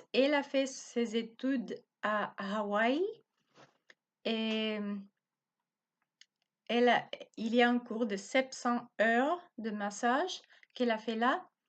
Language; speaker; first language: French; non-native, learner; Spanish